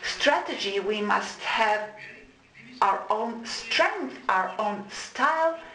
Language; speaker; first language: English; non-native, fluent; Slovenian